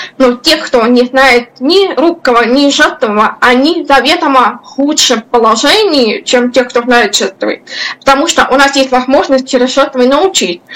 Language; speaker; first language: Russian; non-native, local second language; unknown